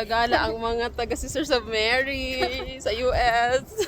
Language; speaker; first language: Filipino; non-native, local second language; Cebuano